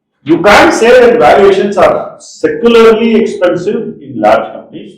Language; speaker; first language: English; non-native, local second language; Tamil